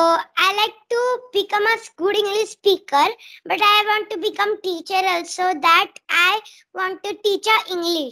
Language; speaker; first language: English; non-native, learner; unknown